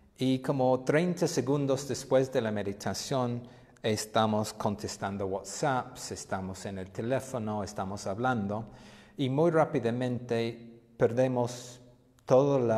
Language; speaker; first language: Spanish; non-native, fluent; English